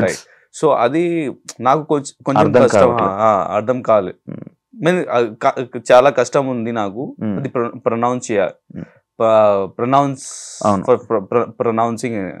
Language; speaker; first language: Telugu; non-native, learner; Hindi